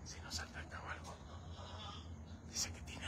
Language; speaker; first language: Spanish; native; Spanish